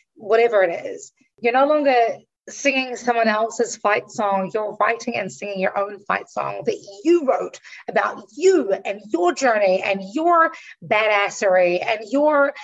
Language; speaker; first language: English; native; English